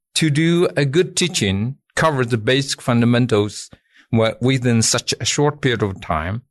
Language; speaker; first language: English; non-native, fluent; Chinese